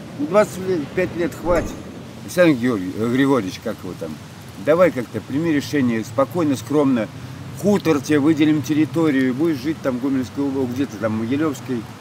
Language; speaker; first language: Russian; native; Russian